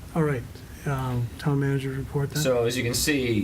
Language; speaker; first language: English; native; English